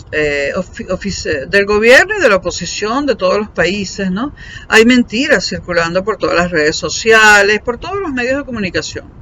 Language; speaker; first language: Spanish; native; Spanish